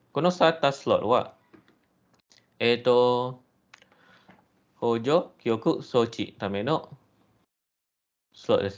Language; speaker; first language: Japanese; non-native, fluent; Malay